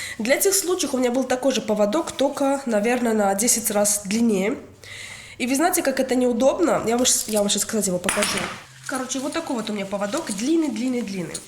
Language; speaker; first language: Russian; native; Russian